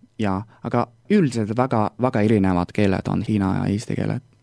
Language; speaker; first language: Estonian; non-native, learner; Chinese